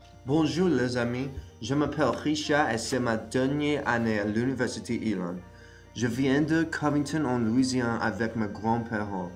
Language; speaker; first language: French; non-native, learner; English